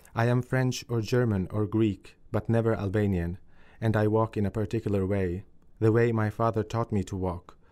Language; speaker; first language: English; early bilingual, other home language; Finnish